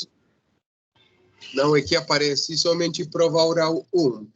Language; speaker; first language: Portuguese; non-native, fluent; Spanish